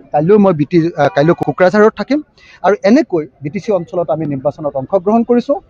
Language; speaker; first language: Assamese; native; Assamese